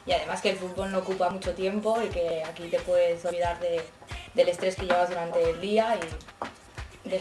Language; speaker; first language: Spanish; native; Spanish